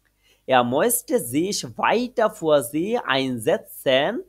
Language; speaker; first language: German; non-native, fluent; Bangla